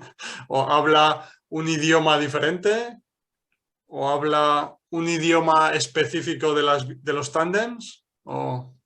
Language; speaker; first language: Spanish; non-native, fluent; English